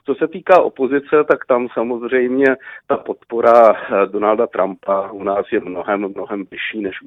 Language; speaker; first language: Czech; native; Czech